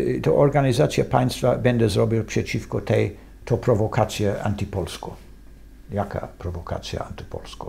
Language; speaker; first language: Polish; non-native, fluent; English